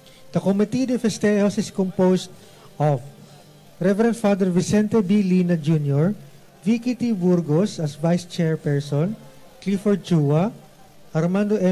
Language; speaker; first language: English; non-native, local second language; Filipino